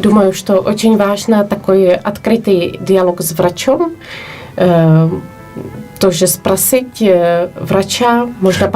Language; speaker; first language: Russian; non-native, fluent; Polish